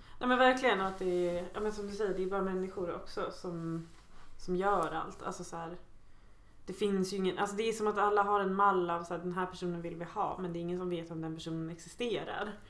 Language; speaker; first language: Swedish; native; Swedish